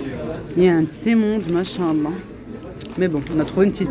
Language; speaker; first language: French; native; French